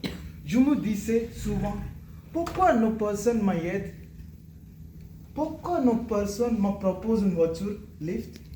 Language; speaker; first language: French; non-native, learner; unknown